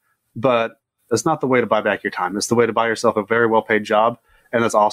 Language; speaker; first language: English; native; English